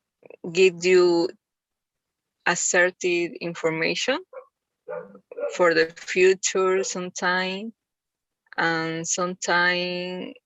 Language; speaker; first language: English; non-native, learner; Spanish